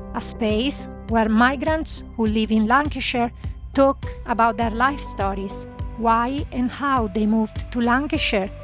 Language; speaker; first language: English; non-native, fluent; Italian